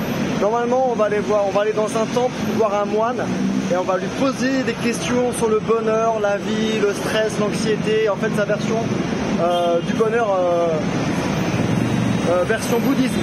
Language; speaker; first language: French; native; French